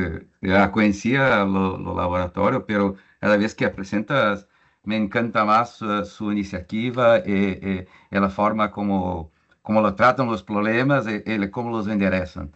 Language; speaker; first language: Spanish; non-native, learner; Portuguese